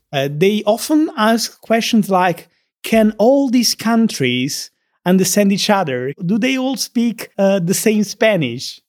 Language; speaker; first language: English; non-native, fluent; Italian